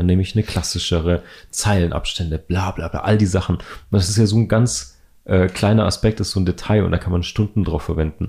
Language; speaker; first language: German; native; German